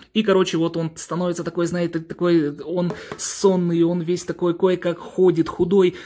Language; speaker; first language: Russian; early bilingual, heritage; Russian